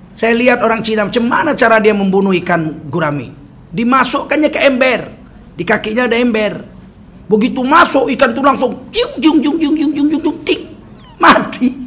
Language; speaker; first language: Indonesian; native; Indonesian